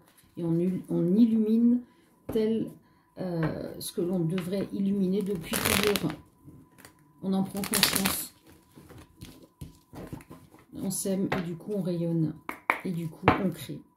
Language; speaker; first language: French; native; French